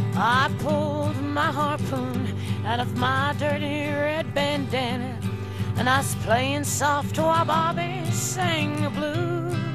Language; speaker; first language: English; native; English